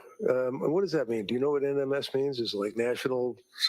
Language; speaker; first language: English; native; English